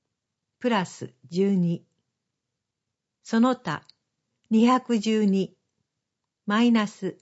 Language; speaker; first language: Japanese; native; Japanese